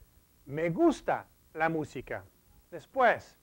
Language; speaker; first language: Spanish; non-native, fluent; English